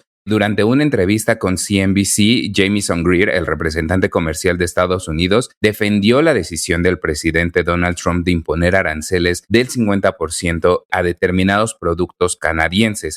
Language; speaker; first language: Spanish; native; Spanish